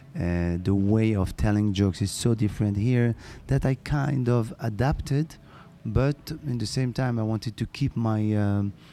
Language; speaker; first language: English; non-native, fluent; Arabic